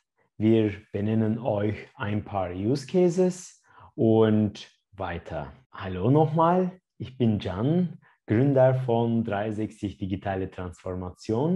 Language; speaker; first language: German; non-native, fluent; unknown